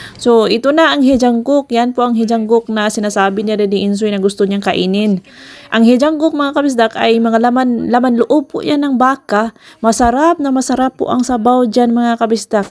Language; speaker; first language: Filipino; non-native, local second language; Cebuano